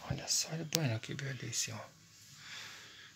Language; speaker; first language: Italian; non-native, learner; Portuguese